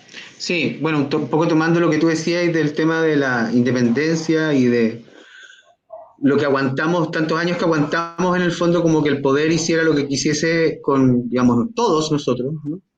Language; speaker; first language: Spanish; native; Spanish